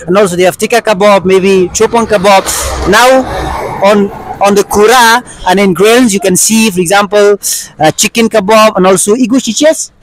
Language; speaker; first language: English; non-native, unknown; Persian